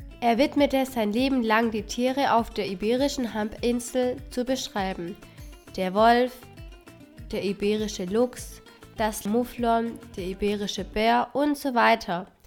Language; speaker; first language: German; non-native, fluent; Spanish